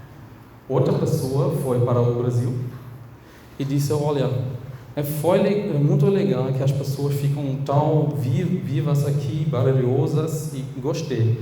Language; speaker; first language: Portuguese; non-native, fluent; German